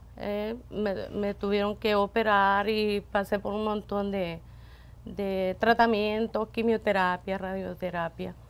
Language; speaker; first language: Spanish; native; Spanish